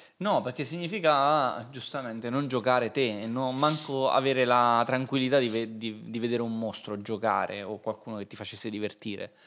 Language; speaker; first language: Italian; native; Italian